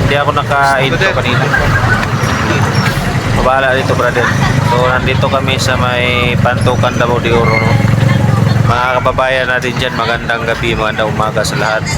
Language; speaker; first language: Filipino; non-native, local second language; Cebuano